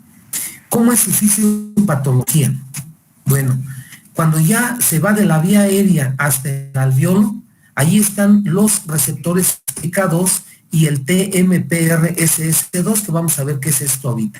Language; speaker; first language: Spanish; native; Spanish